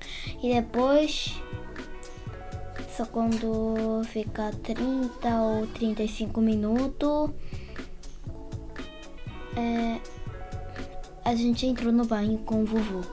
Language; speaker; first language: Portuguese; early bilingual, heritage; Portuguese